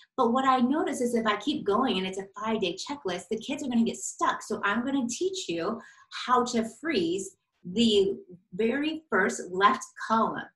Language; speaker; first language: English; native; English